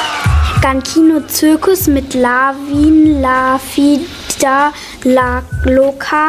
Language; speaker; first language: German; native; German